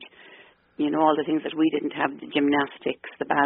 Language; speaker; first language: English; native; English